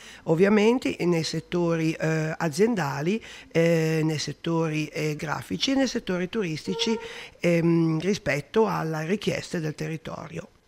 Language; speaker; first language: Italian; native; Italian